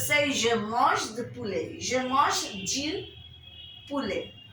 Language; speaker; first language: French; non-native, fluent; Bangla